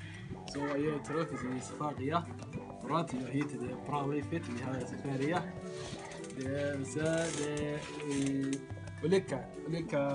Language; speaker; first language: Swedish; non-native, learner; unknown